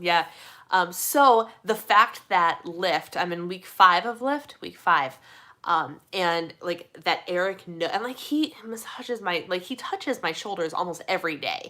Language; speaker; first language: English; native; English